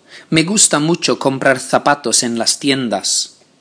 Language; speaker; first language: Spanish; non-native, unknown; English